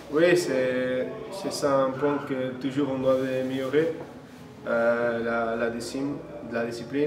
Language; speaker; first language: French; non-native, fluent; Portuguese